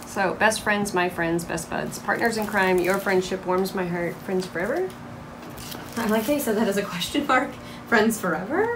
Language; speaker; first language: English; native; English